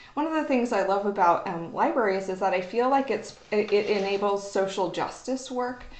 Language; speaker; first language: English; native; English